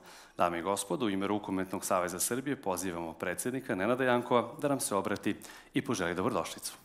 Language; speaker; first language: Serbian; native; Serbian